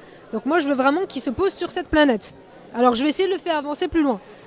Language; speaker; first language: French; native; French